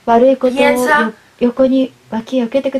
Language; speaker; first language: Japanese; non-native, fluent; Spanish